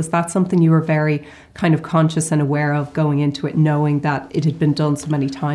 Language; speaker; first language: English; native; English